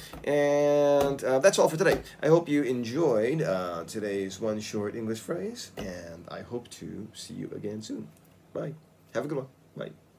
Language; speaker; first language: English; native; English